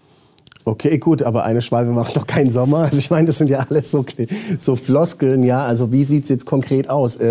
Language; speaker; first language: German; native; German